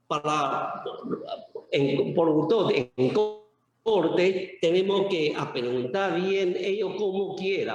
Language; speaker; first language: Spanish; non-native, learner; Chinese